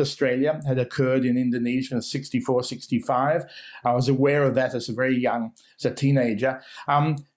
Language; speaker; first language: English; native; English